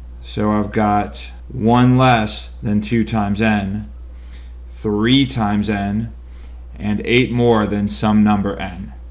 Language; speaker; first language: English; native; English